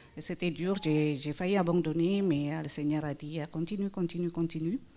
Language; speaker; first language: French; non-native, fluent; Indonesian